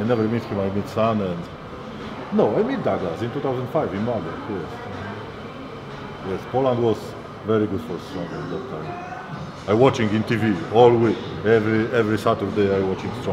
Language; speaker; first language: English; non-native, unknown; Polish